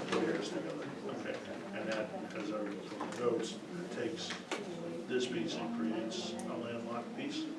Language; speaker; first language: English; native; English